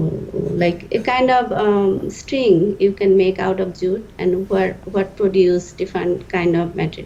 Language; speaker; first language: English; non-native, fluent; Bangla